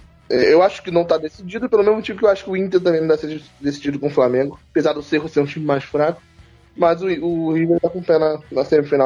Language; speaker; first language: Portuguese; native; Portuguese